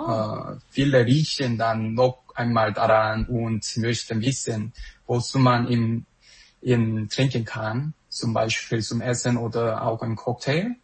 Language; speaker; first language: German; non-native, fluent; Korean